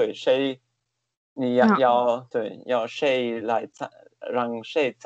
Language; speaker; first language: Chinese; non-native, fluent; German